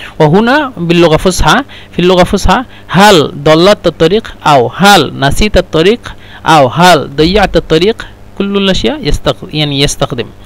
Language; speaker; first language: Egyptian Arabic; non-native, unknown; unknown